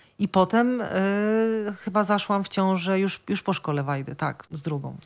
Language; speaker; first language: Polish; native; Polish